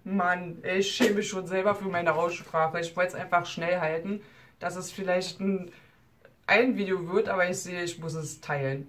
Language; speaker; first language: German; native; German